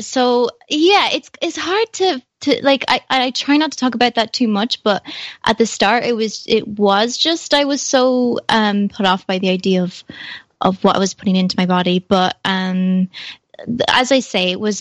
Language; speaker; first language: English; native; English